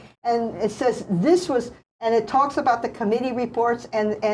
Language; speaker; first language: English; native; English